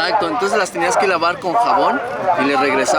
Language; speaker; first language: Spanish; native; Spanish